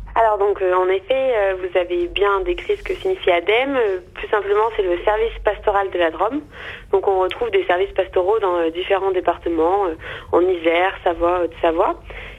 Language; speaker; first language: French; native; French